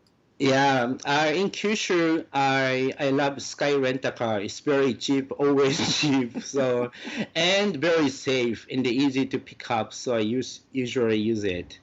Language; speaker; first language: English; non-native, fluent; Japanese